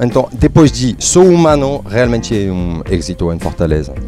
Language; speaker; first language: Portuguese; non-native, fluent; French